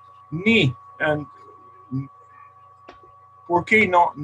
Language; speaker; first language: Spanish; non-native, learner; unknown